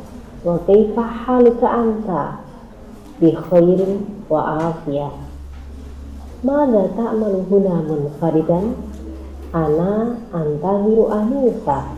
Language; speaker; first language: Arabic; non-native, learner; Indonesian